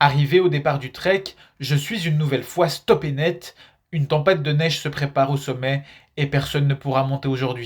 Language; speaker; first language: French; native; French